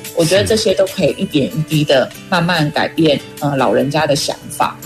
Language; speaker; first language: Chinese; non-native, local second language; Min Nan Chinese